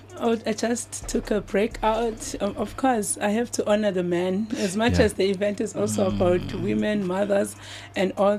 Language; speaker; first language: English; non-native, local second language; Xhosa